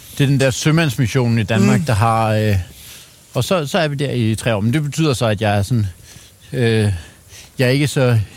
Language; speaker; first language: Danish; native; Danish